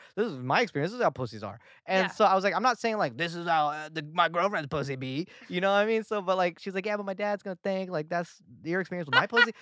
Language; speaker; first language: English; native; English